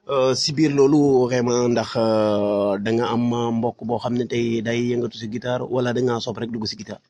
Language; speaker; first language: Wolof; non-native, local second language; Serer